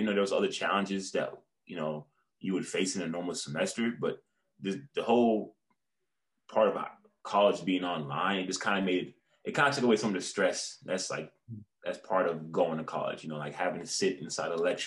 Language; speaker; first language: English; native; English